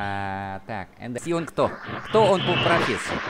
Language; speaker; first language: Russian; non-native, fluent; Vietnamese